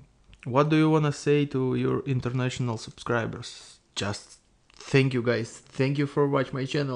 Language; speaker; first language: English; non-native, learner; Russian